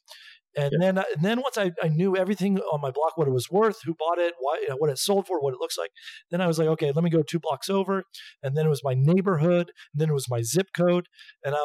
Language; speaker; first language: English; native; English